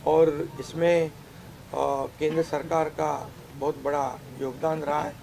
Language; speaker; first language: Hindi; non-native, local second language; Marathi